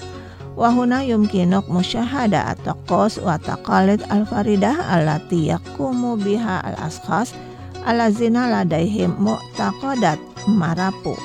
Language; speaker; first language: Arabic; non-native, fluent; Indonesian